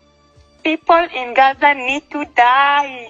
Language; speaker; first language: English; non-native, learner; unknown